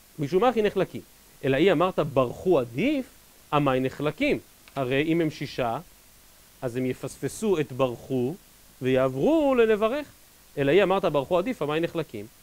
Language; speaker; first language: Hebrew; native; Hebrew